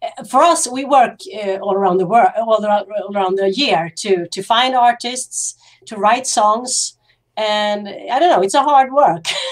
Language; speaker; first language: English; non-native, fluent; Swedish